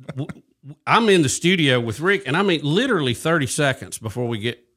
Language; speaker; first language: English; native; English